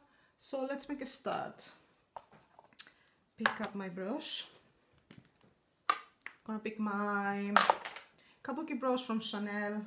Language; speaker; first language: English; non-native, fluent; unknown